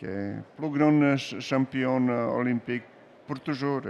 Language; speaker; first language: French; non-native, learner; Serbian